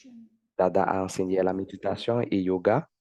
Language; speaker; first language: French; non-native, fluent; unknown